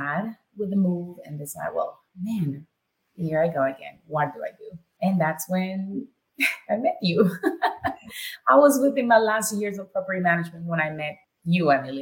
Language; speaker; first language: English; non-native, fluent; Spanish